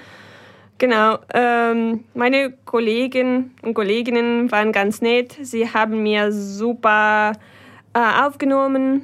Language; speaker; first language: German; non-native, fluent; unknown